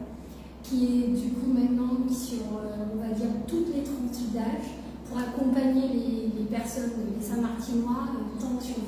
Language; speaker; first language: French; native; French